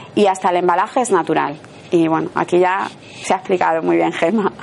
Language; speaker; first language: Spanish; native; Spanish